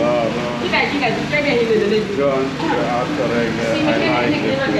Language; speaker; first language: English; non-native, learner; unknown